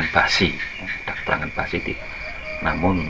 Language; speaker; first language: Indonesian; non-native, local second language; Javanese